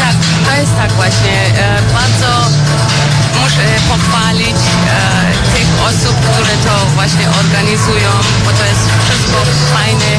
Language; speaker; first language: Polish; early bilingual, heritage; Polish